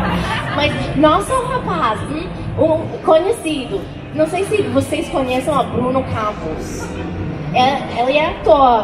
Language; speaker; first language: Portuguese; non-native, learner; English